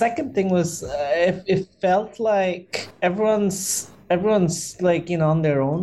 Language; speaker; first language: English; non-native, local second language; Bangla